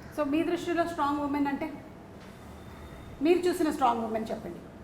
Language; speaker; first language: Telugu; native; Telugu